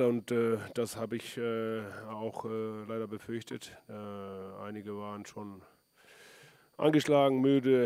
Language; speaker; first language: German; non-native, fluent; Icelandic